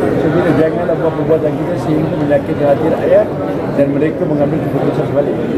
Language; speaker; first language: Malay; non-native, local second language; Tamil